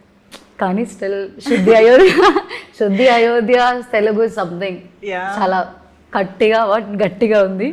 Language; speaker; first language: Telugu; non-native, learner; Malayalam